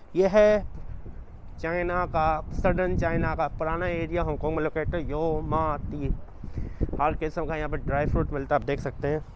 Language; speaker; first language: Urdu; non-native, local second language; Punjabi